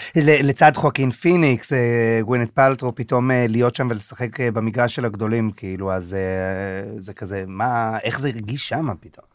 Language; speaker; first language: Hebrew; early bilingual, heritage; Hebrew